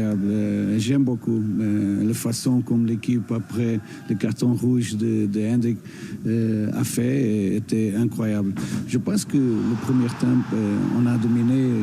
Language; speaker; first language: French; non-native, learner; Portuguese